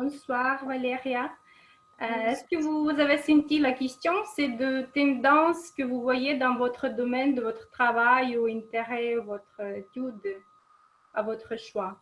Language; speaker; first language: French; non-native, fluent; Russian